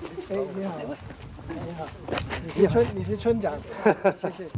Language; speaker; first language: Chinese; native; Chinese